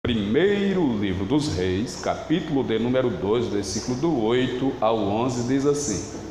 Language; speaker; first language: Portuguese; native; Portuguese